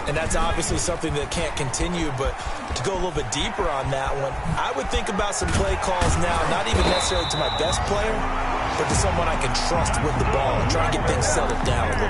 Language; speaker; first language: English; native; English